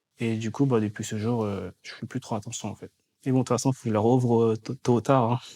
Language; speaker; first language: French; native; French